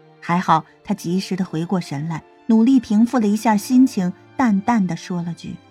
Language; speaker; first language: Chinese; native; Chinese